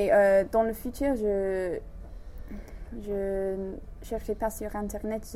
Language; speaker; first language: French; non-native, fluent; English